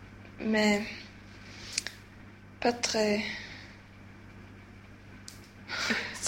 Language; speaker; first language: French; non-native, learner; Swedish